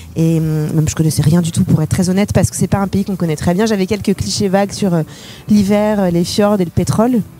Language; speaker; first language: French; native; French